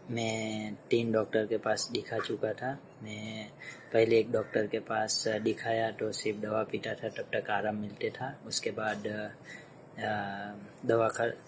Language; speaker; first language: Hindi; non-native, local second language; Gujarati